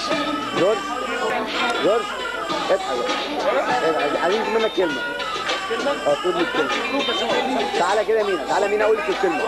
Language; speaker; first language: Arabic; native; Arabic